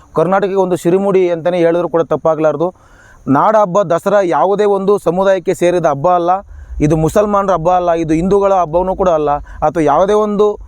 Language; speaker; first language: Kannada; native; Kannada